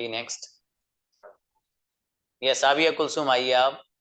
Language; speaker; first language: Hindi; native; Hindi